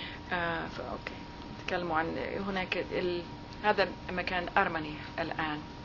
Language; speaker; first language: Arabic; non-native, fluent; English